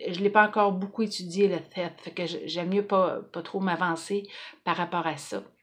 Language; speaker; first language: French; native; French